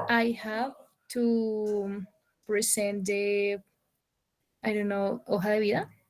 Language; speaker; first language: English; non-native, learner; Spanish